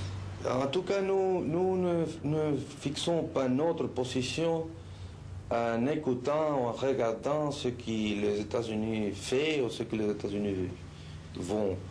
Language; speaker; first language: French; non-native, fluent; Spanish